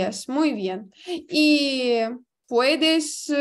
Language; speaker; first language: Spanish; non-native, fluent; Ukrainian